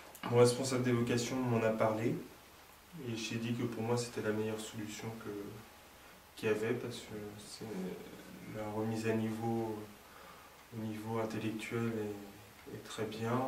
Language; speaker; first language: French; native; French